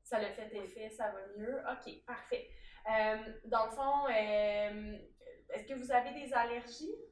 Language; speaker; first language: French; native; French